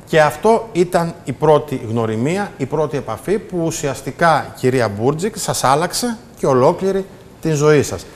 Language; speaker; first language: Greek; native; Greek